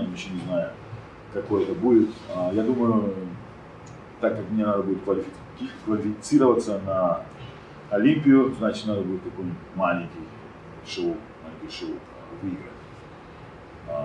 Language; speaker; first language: Russian; non-native, fluent; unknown